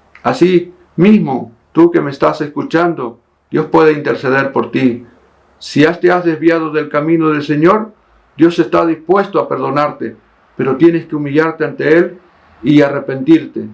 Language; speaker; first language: Spanish; native; Spanish